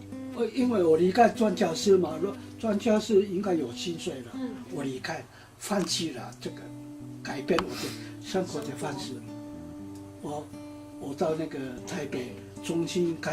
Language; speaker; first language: Chinese; non-native, local second language; Amis